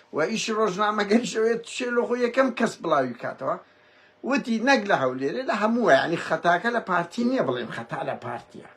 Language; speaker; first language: Central Kurdish; native; Central Kurdish